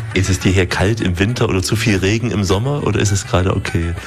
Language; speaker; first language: German; native; German